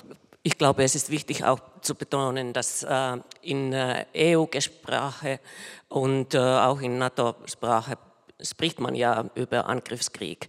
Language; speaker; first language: German; non-native, fluent; Finnish